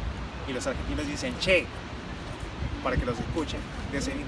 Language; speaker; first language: Spanish; native; Spanish